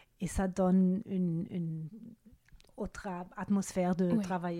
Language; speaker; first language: French; non-native, fluent; German